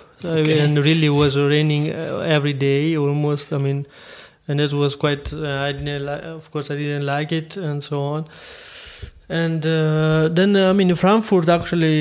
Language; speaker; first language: English; non-native, fluent; Italian